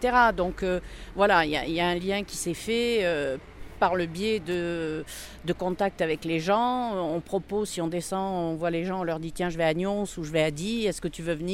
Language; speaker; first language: French; native; French